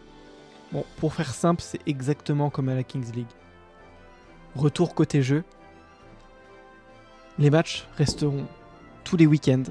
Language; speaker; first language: French; native; French